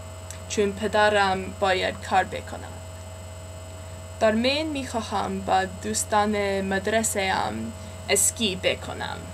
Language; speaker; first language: Persian; non-native, learner; English